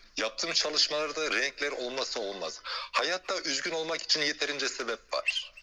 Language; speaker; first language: Turkish; early bilingual, heritage; Turkish